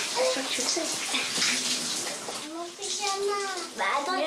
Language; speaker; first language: French; native; French